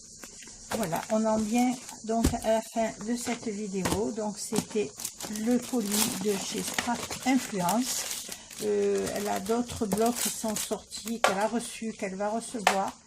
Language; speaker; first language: French; native; French